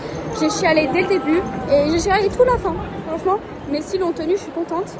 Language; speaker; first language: French; native; French